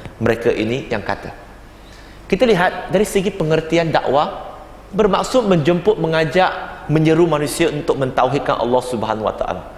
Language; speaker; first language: Malay; non-native, local second language; Chinese